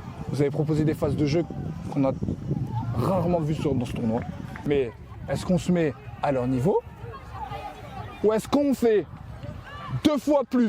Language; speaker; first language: French; native; French